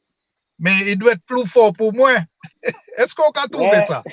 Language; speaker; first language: French; non-native, learner; English